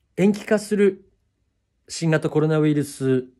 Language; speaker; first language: Japanese; native; Japanese